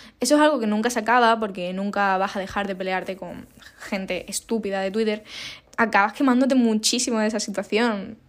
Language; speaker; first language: Spanish; native; Spanish